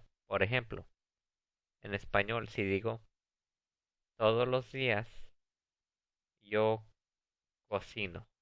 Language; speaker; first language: Spanish; early bilingual, heritage; Spanish